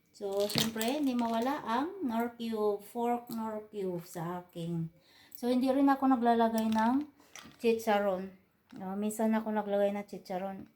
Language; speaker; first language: Filipino; non-native, local second language; Cebuano